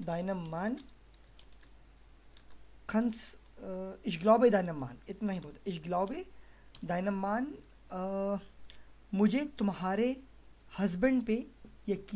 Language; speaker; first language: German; non-native, fluent; Urdu